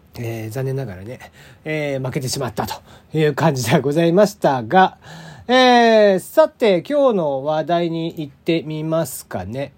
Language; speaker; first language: Japanese; native; Japanese